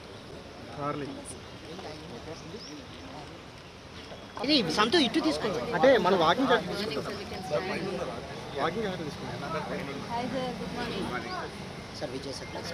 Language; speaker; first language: Telugu; native; Telugu